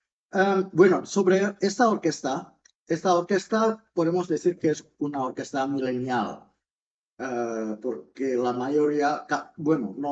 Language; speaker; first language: Spanish; non-native, fluent; Indonesian